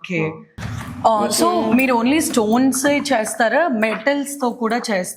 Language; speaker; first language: Telugu; native; Telugu